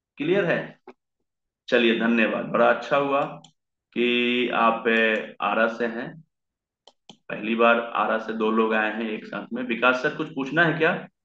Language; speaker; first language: Hindi; native; Hindi